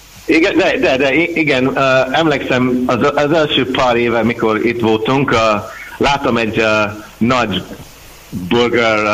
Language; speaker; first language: Hungarian; non-native, learner; English